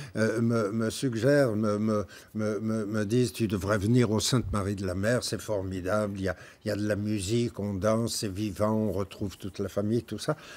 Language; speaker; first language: French; native; French